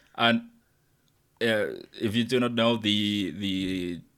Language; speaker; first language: English; non-native, fluent; Spanish